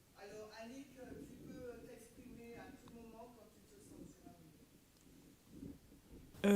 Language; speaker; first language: French; native; French